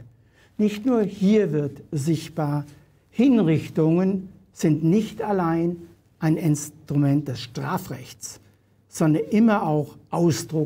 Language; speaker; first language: German; native; German